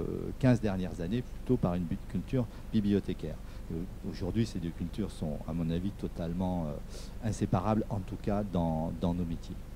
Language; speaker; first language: French; native; French